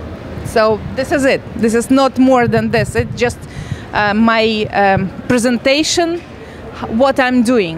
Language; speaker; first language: English; non-native, learner; Russian